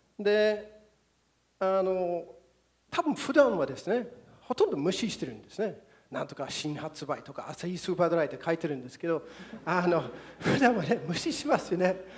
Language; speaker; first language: Japanese; non-native, fluent; English